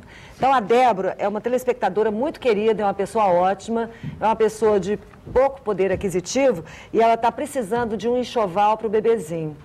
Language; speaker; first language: Portuguese; native; Portuguese